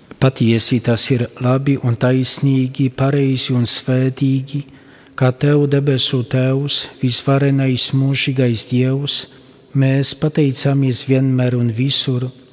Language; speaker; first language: Latvian; non-native, fluent; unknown